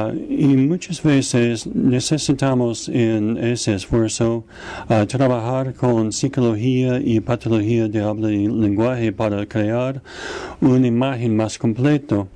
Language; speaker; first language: Spanish; non-native, fluent; English